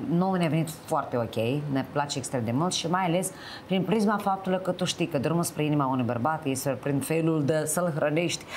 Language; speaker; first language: Romanian; native; Romanian